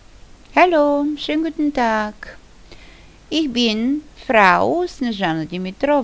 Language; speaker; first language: German; non-native, fluent; Bulgarian